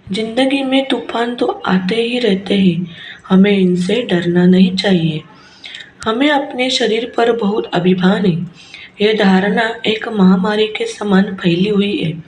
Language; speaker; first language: Hindi; non-native, local second language; Marathi